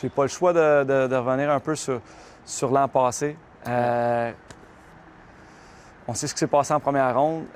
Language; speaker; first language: French; native; French